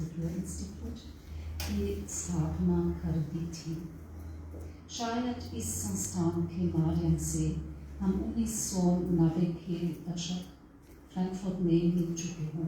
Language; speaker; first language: Hindi; non-native, fluent; German